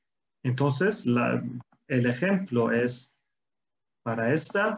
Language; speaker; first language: Spanish; non-native, fluent; English